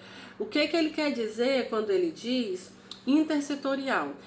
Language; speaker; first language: Portuguese; native; Portuguese